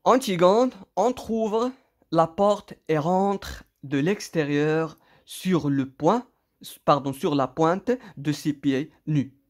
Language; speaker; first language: French; non-native, local second language; Arabic